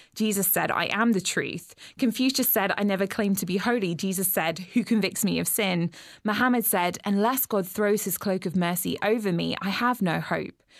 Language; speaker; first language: English; native; English